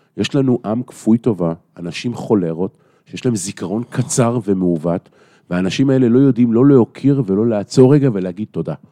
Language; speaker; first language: Hebrew; native; Hebrew